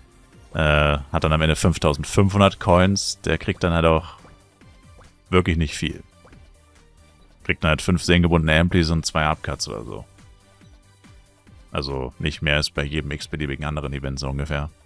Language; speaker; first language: German; native; German